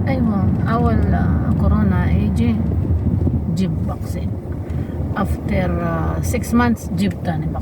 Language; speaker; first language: Arabic; non-native, learner; Filipino